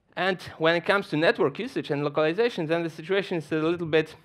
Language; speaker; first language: English; non-native, fluent; Polish